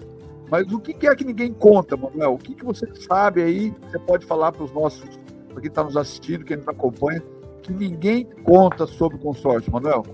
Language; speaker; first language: Portuguese; native; Portuguese